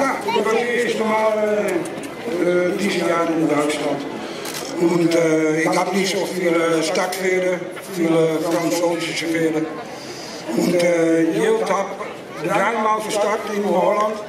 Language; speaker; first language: German; non-native, learner; Dutch